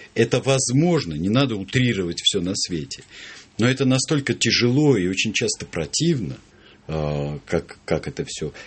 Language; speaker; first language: Russian; native; Russian